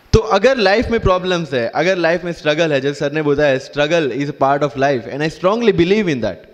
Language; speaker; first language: Hindi; non-native, local second language; Gujarati